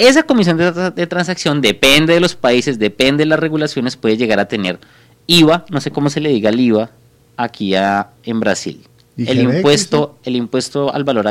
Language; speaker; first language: Spanish; native; Spanish